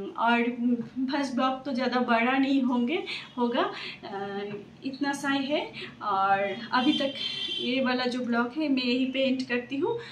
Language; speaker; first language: Hindi; non-native, local second language; Bangla